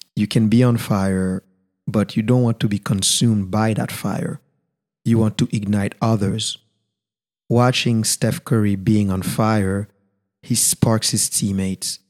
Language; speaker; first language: English; non-native, fluent; Haitian Creole